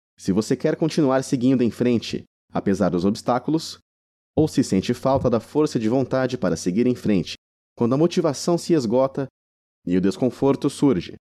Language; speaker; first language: Portuguese; native; Portuguese